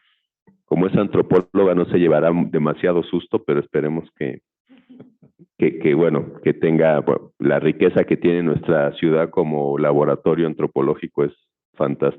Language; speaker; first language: Spanish; native; Spanish